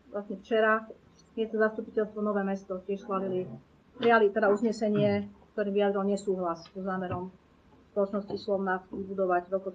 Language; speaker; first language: Slovak; native; Slovak